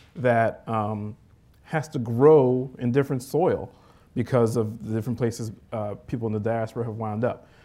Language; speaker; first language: English; early bilingual, other home language; Haitian Creole